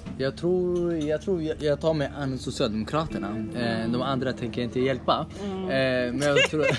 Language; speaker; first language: Swedish; early bilingual, other home language; Somali